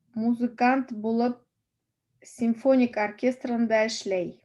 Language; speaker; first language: Tatar; non-native, local second language; Russian